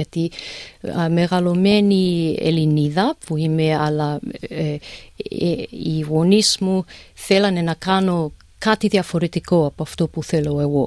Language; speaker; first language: Greek; early bilingual, heritage; English